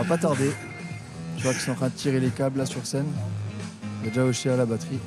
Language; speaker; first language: French; native; French